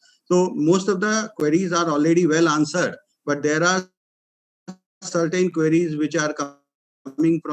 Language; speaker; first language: English; non-native, local second language; Hindi